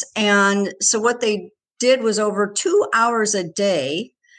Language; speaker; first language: English; native; English